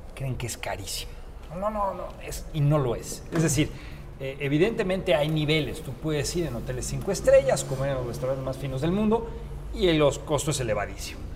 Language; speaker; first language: Spanish; native; Spanish